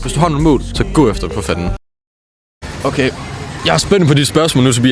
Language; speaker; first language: Danish; native; Danish